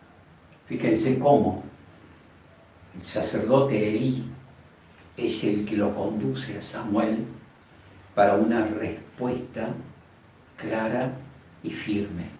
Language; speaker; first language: Spanish; native; Spanish